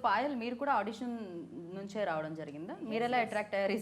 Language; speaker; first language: Telugu; native; Telugu